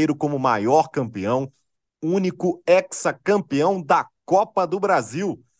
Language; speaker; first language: Portuguese; native; Portuguese